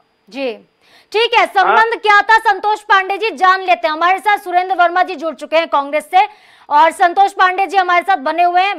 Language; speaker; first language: Hindi; native; Hindi